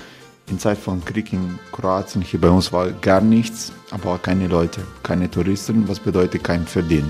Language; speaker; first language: German; non-native, learner; Croatian